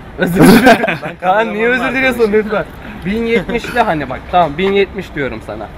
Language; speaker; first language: Turkish; native; Turkish